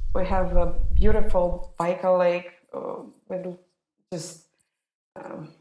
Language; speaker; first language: English; non-native, fluent; Russian